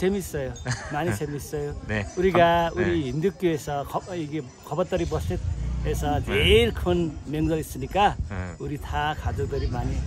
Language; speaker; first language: Korean; non-native, fluent; Nepali